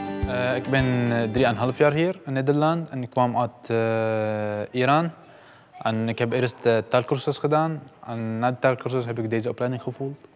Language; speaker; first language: Dutch; non-native, learner; Persian